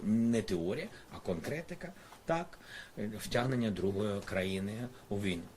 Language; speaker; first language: Ukrainian; non-native, local second language; Russian